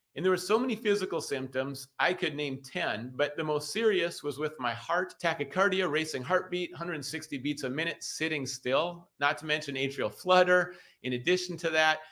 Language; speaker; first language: English; native; English